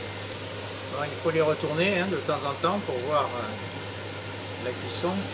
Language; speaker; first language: French; native; French